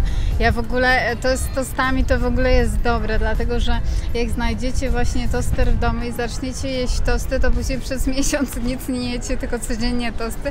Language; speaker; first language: Polish; native; Polish